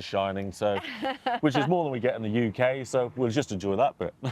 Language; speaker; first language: English; native; English